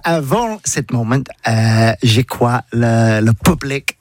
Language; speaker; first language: French; non-native, learner; English